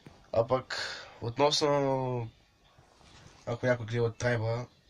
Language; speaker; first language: Bulgarian; native; Bulgarian